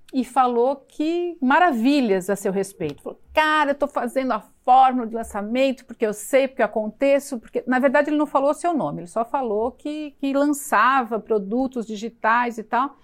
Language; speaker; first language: Portuguese; native; Portuguese